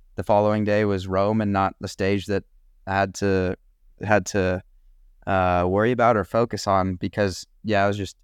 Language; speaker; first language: English; native; English